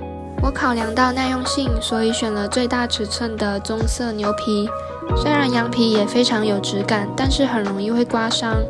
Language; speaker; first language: Chinese; native; Chinese